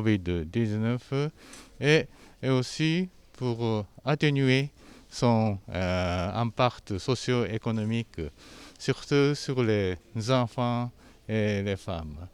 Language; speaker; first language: French; non-native, fluent; Japanese